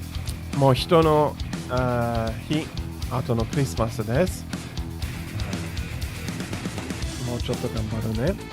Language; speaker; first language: Japanese; non-native, learner; English